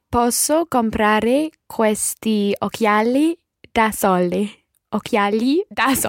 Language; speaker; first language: Italian; non-native, learner; English